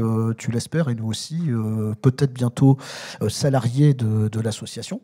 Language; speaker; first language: French; native; French